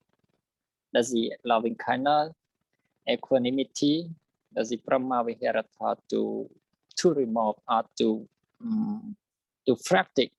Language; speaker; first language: English; non-native, learner; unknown